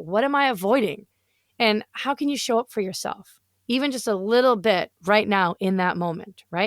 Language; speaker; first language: English; native; English